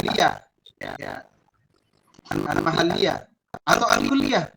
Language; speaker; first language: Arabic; non-native, fluent; Indonesian